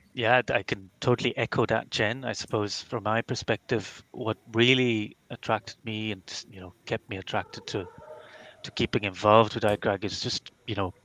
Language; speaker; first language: English; non-native, fluent; Dutch